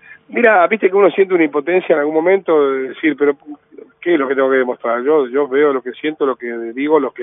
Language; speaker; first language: Spanish; native; Spanish